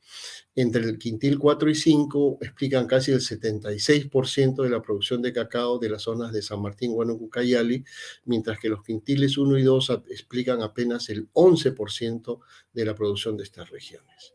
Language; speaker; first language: Spanish; native; Spanish